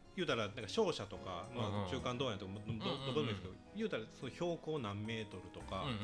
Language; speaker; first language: Japanese; native; Japanese